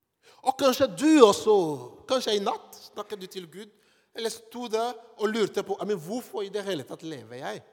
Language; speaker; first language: Norwegian; non-native, fluent; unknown